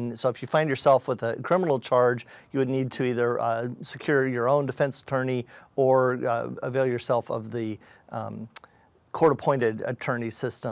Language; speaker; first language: English; native; English